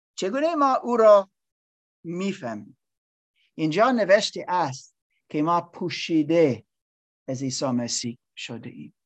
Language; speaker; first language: Persian; non-native, learner; English